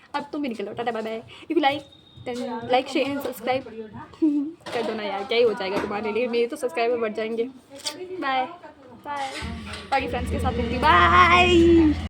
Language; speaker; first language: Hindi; non-native, local second language; Marwari